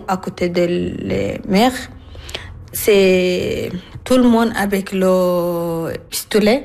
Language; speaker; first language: French; non-native, learner; Arabic